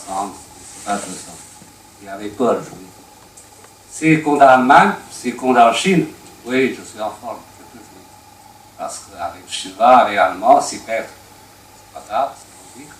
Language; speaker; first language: French; non-native, learner; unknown